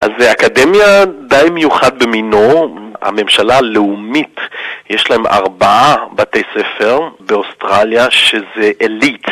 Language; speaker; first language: Hebrew; early bilingual, heritage; Hebrew